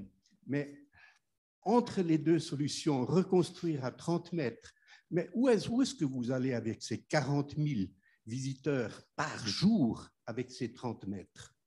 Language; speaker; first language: French; non-native, fluent; German